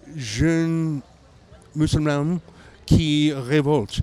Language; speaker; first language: French; non-native, learner; English